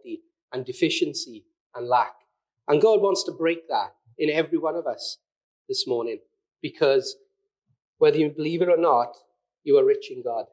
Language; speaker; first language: English; native; English